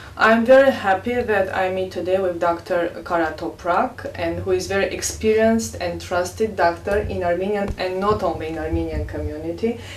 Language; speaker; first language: English; non-native, fluent; Armenian